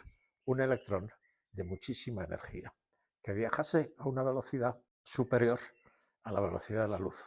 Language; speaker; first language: Spanish; native; Spanish